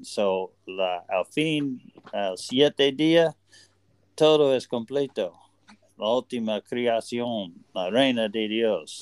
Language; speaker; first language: Spanish; non-native, learner; English